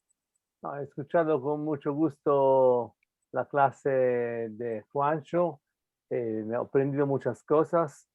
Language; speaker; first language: Spanish; non-native, fluent; Italian